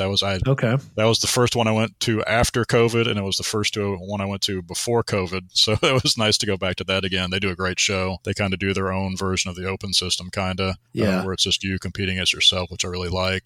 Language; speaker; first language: English; native; English